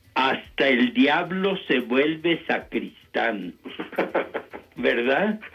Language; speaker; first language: Spanish; native; Spanish